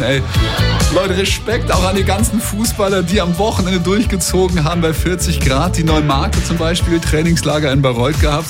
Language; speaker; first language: German; native; German